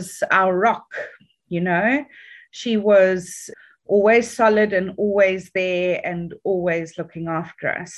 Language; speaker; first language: English; native; English